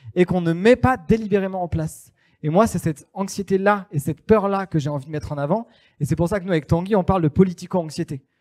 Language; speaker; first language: French; native; French